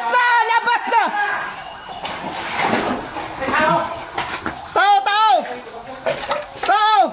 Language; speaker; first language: Filipino; non-native, local second language; Cebuano